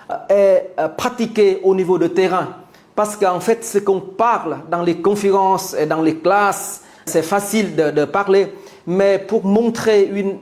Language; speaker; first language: French; non-native, fluent; Vietnamese